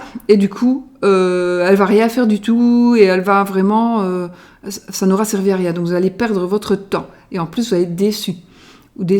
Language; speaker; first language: French; native; French